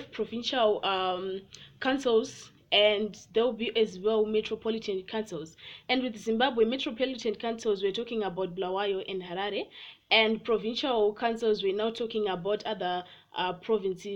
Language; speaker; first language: English; non-native, local second language; Shona